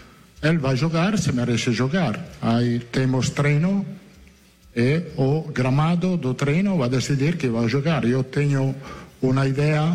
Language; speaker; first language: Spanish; non-native, learner; Italian